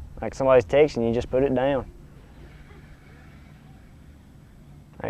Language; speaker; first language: English; native; English